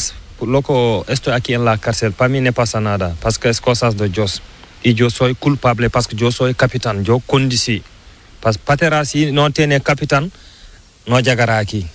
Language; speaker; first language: Spanish; non-native, learner; Fula